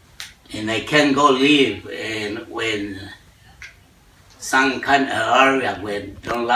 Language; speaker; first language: English; non-native, learner; Spanish